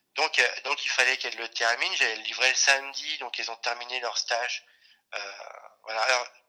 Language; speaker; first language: French; native; French